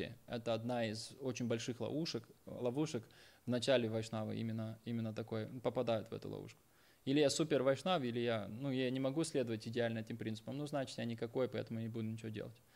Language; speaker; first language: Russian; native; Russian